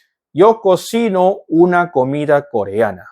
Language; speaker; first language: Spanish; non-native, fluent; Korean